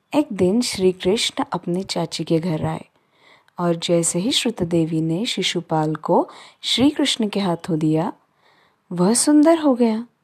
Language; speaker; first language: Hindi; non-native, local second language; Marathi